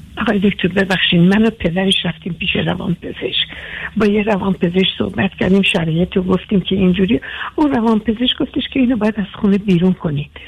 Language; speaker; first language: Persian; native; Persian